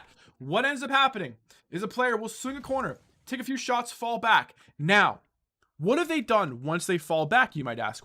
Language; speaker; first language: English; native; English